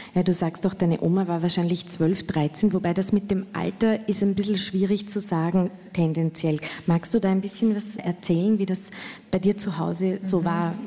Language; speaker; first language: German; native; German